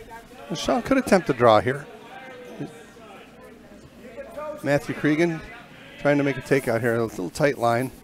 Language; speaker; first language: English; native; English